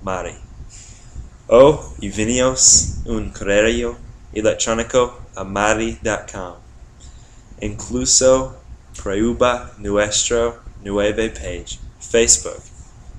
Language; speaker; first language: Spanish; non-native, learner; English